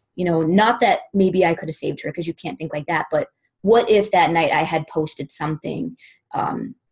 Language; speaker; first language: English; native; English